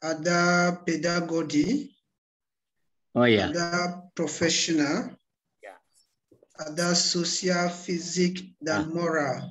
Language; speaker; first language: Indonesian; non-native, learner; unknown